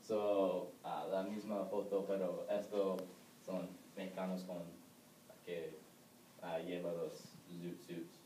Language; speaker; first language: Spanish; non-native, learner; English